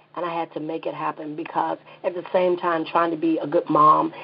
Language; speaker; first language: English; native; English